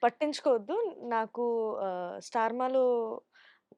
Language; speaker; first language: Telugu; non-native, learner; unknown